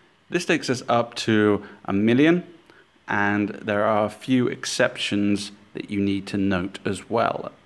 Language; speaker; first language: English; native; English